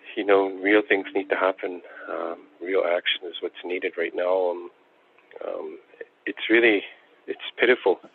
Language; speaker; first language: English; native; English